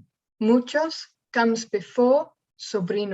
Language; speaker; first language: Spanish; non-native, learner; English